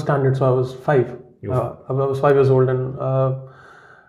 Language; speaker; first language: English; non-native, local second language; Kashmiri